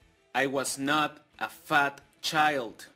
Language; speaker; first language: English; non-native, fluent; Spanish